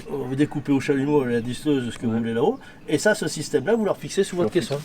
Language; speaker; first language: French; native; French